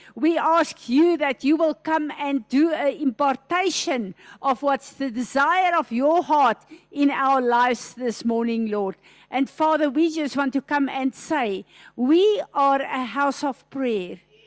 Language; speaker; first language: English; non-native, local second language; Afrikaans